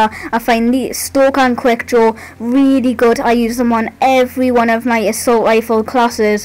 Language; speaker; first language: English; native; English